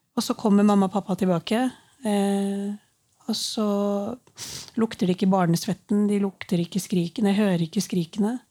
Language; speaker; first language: Norwegian; early bilingual, other home language; Urdu